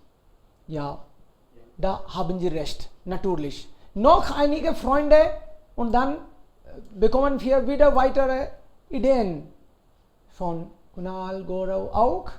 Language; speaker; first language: German; non-native, fluent; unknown